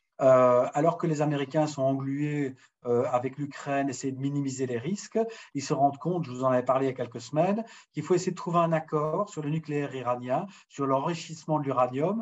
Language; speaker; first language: French; native; French